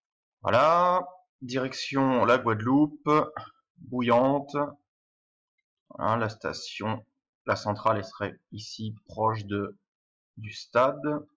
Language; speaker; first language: French; native; French